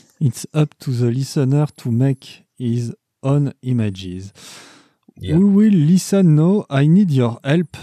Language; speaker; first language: English; non-native, learner; French